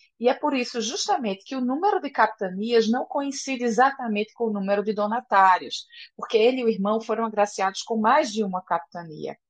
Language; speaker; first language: Portuguese; native; Portuguese